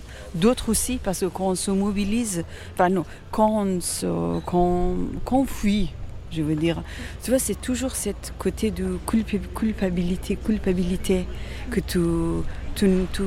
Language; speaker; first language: French; non-native, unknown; Persian